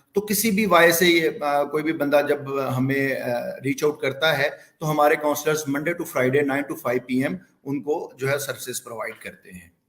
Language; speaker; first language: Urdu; non-native, local second language; Punjabi